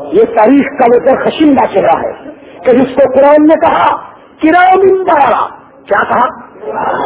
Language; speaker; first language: Urdu; non-native, local second language; Punjabi